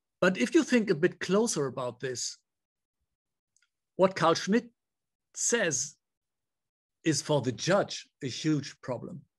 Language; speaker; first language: English; non-native, fluent; German